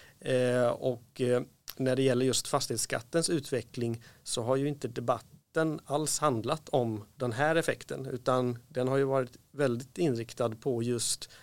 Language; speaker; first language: Swedish; native; Swedish